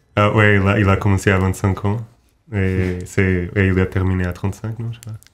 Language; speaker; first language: French; non-native, fluent; Portuguese